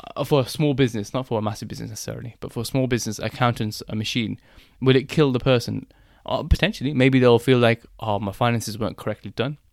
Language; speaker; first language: English; native; English